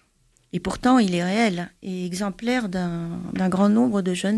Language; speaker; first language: French; native; French